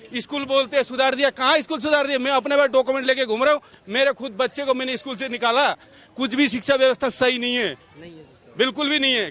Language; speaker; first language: Hindi; non-native, local second language; Assamese